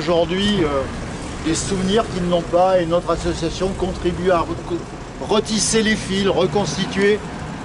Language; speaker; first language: French; native; French